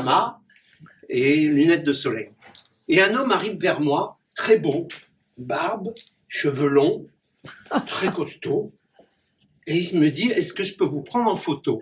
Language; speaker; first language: French; native; French